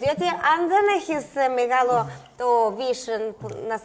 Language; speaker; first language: Greek; non-native, learner; Russian